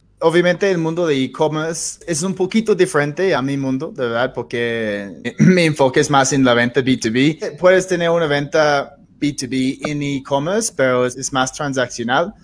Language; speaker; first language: Spanish; non-native, fluent; English